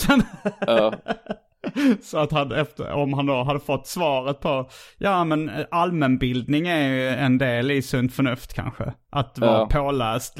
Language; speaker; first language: Swedish; native; Swedish